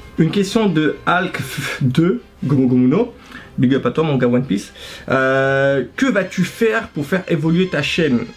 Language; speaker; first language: French; early bilingual, other home language; Arabic